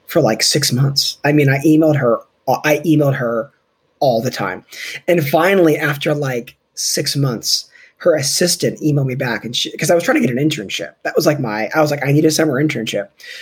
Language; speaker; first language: English; native; English